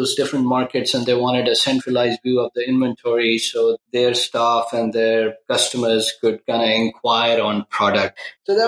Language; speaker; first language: English; non-native, local second language; Urdu